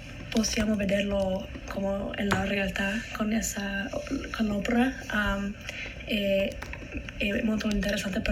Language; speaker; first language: Italian; non-native, learner; English